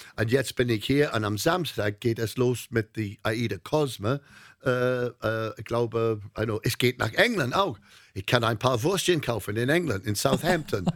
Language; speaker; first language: German; non-native, learner; English